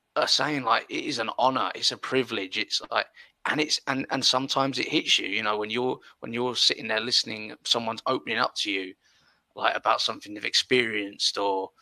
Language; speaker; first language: English; early bilingual, other home language; Spanish